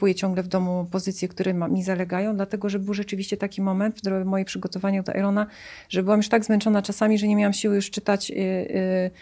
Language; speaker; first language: Polish; native; Polish